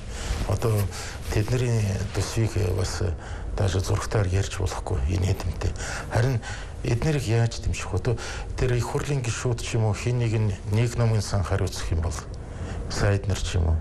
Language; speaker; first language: Mongolian; non-native, fluent; Russian